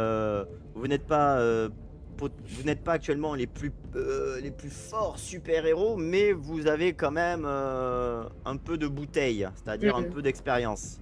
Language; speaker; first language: French; native; French